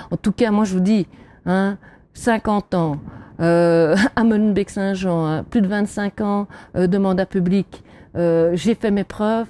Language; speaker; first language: French; native; French